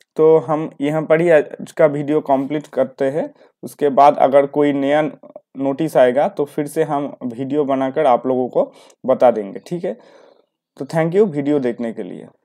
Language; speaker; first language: Hindi; non-native, local second language; Bangla